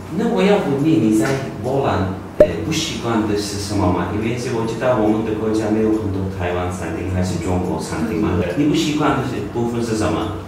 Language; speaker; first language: Chinese; non-native, learner; Turkish